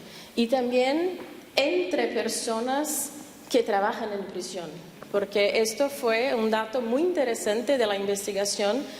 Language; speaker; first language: Spanish; non-native, fluent; Portuguese